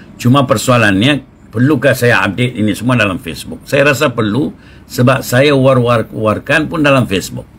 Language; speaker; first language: Malay; non-native, local second language; Tamil